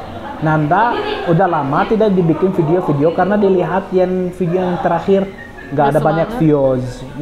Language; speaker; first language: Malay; non-native, learner; Arabic